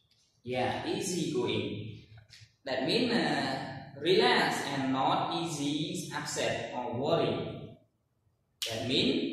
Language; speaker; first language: English; non-native, learner; Khmer